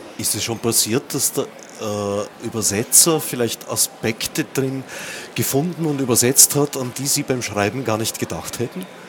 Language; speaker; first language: German; native; German